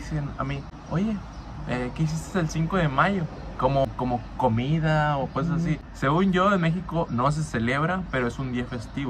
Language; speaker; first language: Spanish; native; Spanish